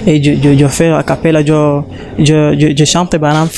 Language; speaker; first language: French; non-native, learner; Rundi